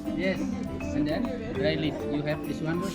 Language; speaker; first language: English; non-native, learner; Indonesian